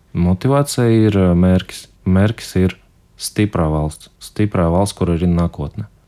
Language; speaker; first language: Latvian; non-native, local second language; Russian